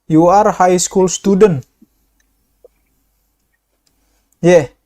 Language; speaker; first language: English; non-native, learner; Indonesian